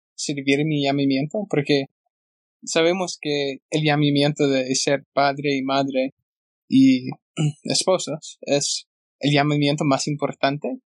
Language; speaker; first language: Spanish; non-native, fluent; English